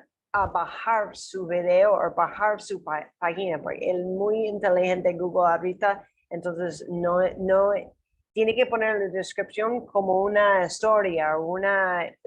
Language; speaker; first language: Spanish; non-native, learner; English